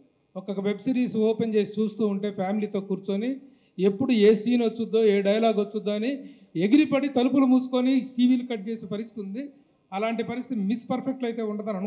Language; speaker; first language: Telugu; native; Telugu